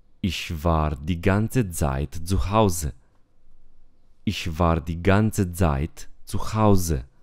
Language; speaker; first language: German; non-native, fluent; Romanian